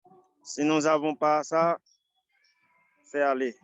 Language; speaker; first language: French; non-native, local second language; Haitian Creole